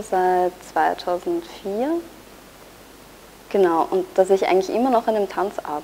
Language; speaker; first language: German; native; German